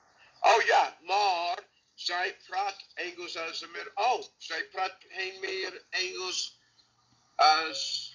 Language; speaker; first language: Dutch; non-native, learner; English